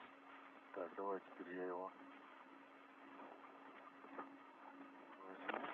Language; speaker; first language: Russian; native; Russian